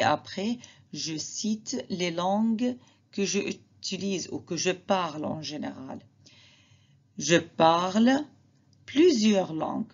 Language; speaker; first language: French; non-native, fluent; Arabic